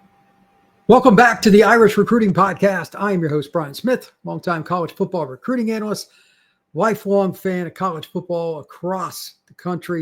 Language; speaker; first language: English; native; English